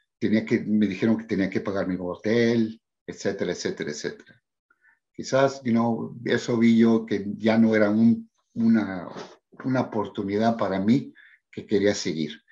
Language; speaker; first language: Spanish; early bilingual, heritage; Spanish